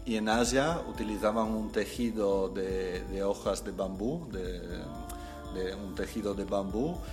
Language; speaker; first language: Spanish; non-native, fluent; Italian